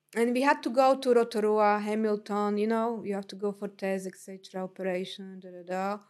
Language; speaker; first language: English; non-native, fluent; Slovak